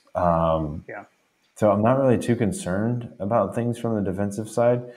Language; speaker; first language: English; native; English